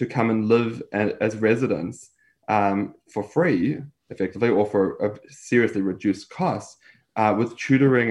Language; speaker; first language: English; native; English